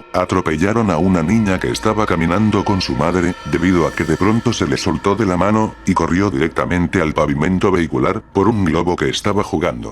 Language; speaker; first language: Spanish; native; Spanish